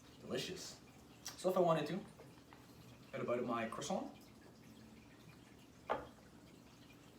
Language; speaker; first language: English; native; English